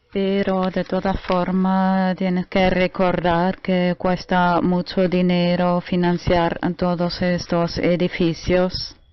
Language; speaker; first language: Spanish; non-native, fluent; German